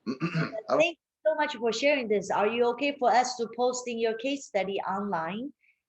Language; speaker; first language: English; non-native, fluent; Chinese